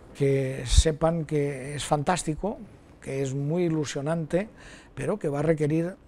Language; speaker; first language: Spanish; native; Spanish